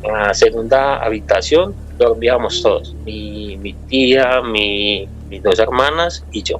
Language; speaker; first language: Spanish; native; Spanish